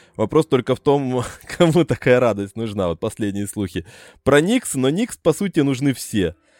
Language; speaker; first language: Russian; native; Russian